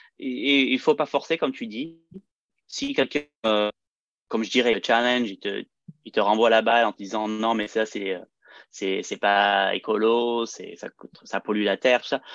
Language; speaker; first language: French; early bilingual, heritage; French